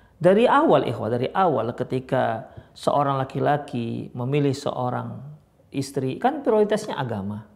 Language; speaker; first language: Indonesian; native; Indonesian